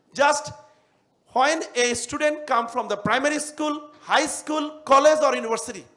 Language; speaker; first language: English; non-native, local second language; Bangla